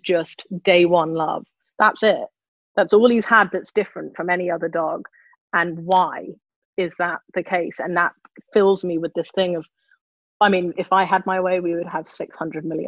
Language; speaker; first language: English; native; English